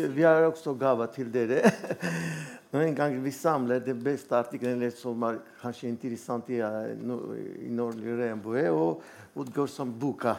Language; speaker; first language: Swedish; non-native, learner; Armenian